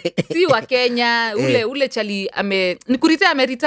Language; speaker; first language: Swahili; non-native, local second language; Kikuyu